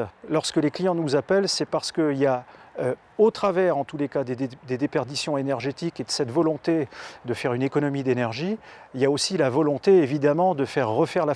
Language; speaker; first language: French; native; French